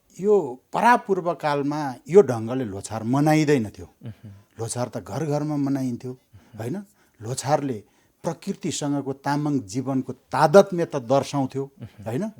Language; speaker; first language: Nepali; non-native, local second language; Eastern Tamang